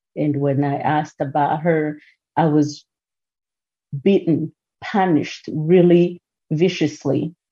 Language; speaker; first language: English; non-native, local second language; Kinyarwanda